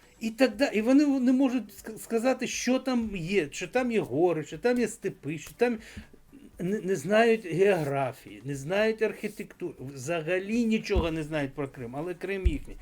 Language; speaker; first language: Ukrainian; non-native, local second language; Russian